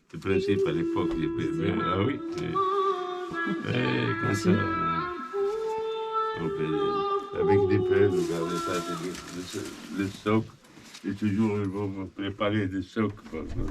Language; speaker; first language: French; non-native, local second language; Arabic